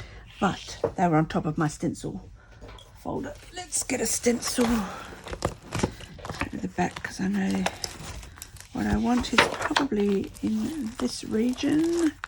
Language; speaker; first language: English; native; English